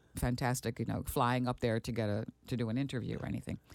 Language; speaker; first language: English; early bilingual, other home language; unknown